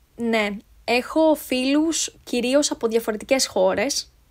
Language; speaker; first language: Greek; native; Greek